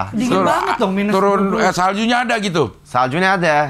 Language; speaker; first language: Indonesian; non-native, fluent; Uzbek